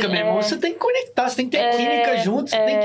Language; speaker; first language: Portuguese; native; Portuguese